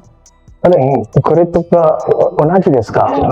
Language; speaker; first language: Japanese; non-native, learner; Telugu